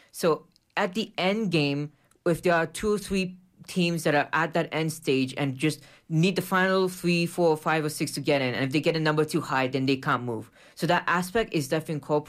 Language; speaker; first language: English; non-native, local second language; Urdu